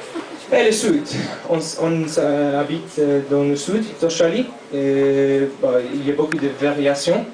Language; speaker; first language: French; non-native, fluent; English